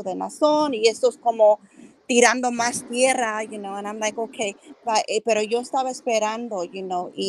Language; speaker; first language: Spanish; early bilingual, heritage; Spanish